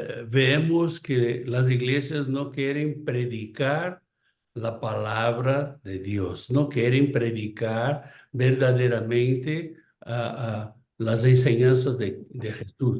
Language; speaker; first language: Spanish; non-native, fluent; Portuguese